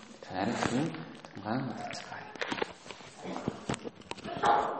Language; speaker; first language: Mongolian; non-native, learner; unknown